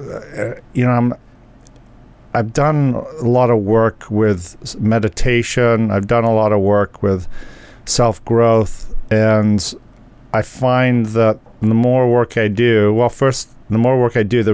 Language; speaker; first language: English; native; English